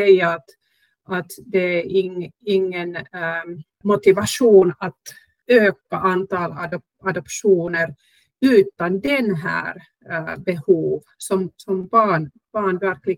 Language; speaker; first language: Swedish; non-native, local second language; Finnish